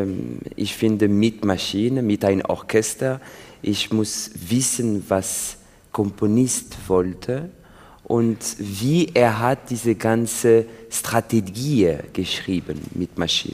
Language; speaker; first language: German; non-native, learner; French